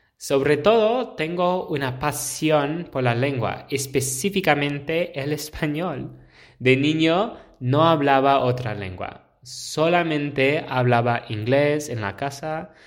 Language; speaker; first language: Spanish; non-native, fluent; English